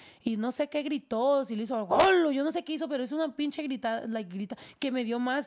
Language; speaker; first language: Spanish; early bilingual, heritage; Spanish